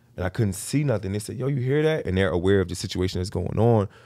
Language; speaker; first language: English; native; English